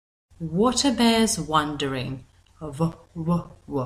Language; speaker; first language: English; native; English